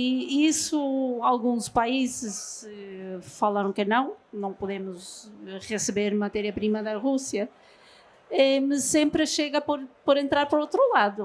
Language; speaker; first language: Portuguese; non-native, fluent; Norwegian